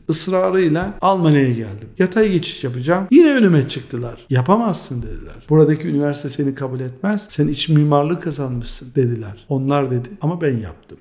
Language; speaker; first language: Turkish; early bilingual, heritage; Turkish